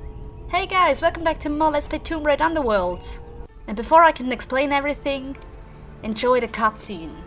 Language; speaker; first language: English; non-native, fluent; German